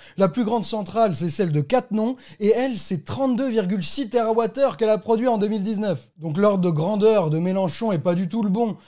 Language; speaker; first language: French; native; French